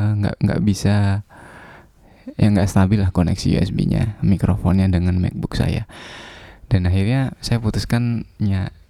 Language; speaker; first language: Indonesian; non-native, local second language; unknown